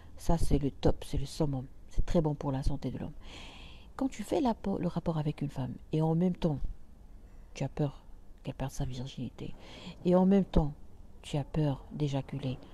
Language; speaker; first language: French; non-native, local second language; Arabic